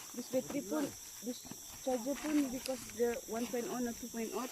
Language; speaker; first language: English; non-native, local second language; Malay